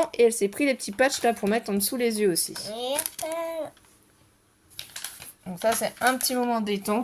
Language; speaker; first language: French; native; French